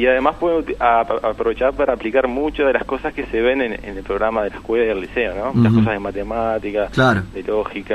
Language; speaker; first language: Spanish; native; Spanish